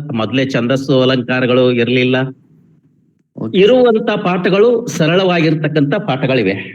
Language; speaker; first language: Kannada; native; Kannada